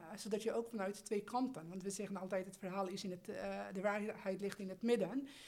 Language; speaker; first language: Dutch; early bilingual, other home language; Albanian